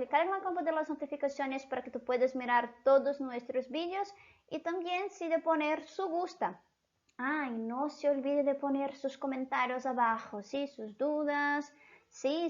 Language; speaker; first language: Spanish; non-native, fluent; Portuguese